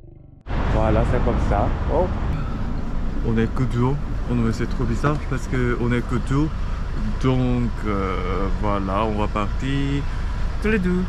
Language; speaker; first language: French; non-native, fluent; Korean